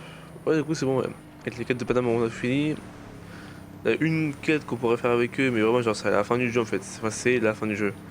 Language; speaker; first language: French; native; French